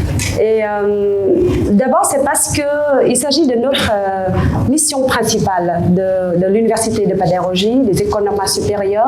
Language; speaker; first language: French; non-native, fluent; Vietnamese